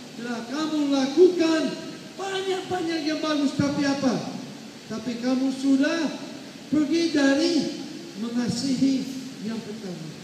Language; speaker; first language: Indonesian; non-native, learner; English